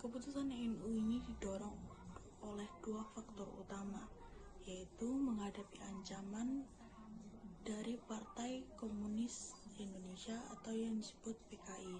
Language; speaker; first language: Indonesian; native; Indonesian